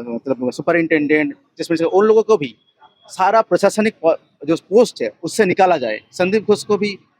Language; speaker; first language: Hindi; non-native, local second language; Bangla